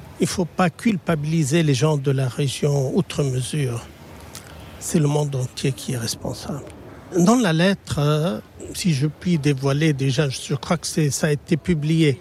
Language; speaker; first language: French; non-native, local second language; Arabic